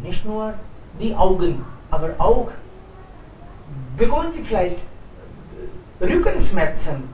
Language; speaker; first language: German; non-native, fluent; Hindi